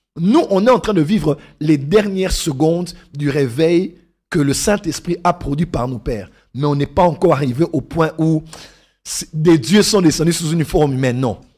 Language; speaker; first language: French; non-native, local second language; Lingala